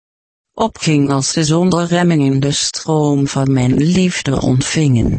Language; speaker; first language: Dutch; native; Dutch